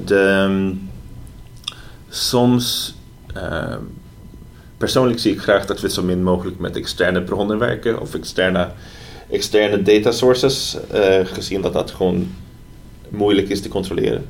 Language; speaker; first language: Dutch; non-native, fluent; Swedish